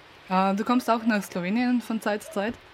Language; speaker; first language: German; non-native, learner; Slovenian